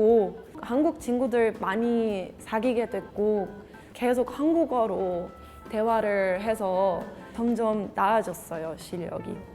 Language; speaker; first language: Korean; non-native, fluent; Dutch